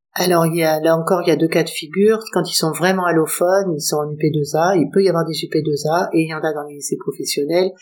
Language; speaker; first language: French; native; French